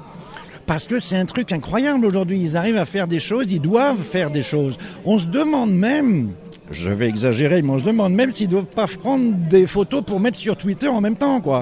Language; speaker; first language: French; native; French